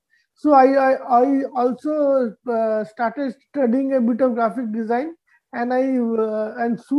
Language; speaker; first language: English; non-native, local second language; Bangla